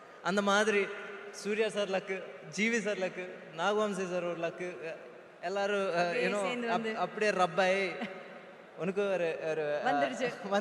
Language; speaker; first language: Tamil; non-native, learner; Telugu